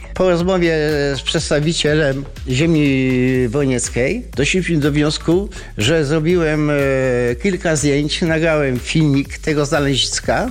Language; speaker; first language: Polish; native; Polish